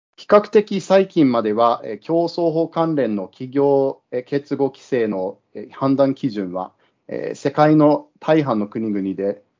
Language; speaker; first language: Japanese; non-native, fluent; English